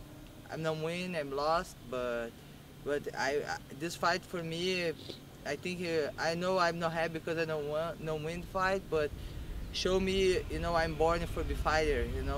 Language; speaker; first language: English; non-native, learner; Portuguese